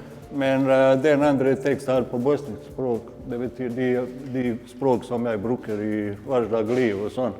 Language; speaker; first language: Norwegian; non-native, fluent; Bosnian